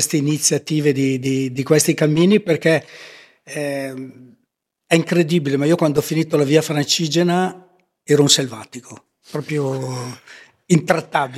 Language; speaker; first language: Italian; native; Italian